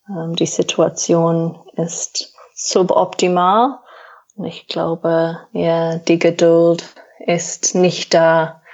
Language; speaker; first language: German; non-native, fluent; English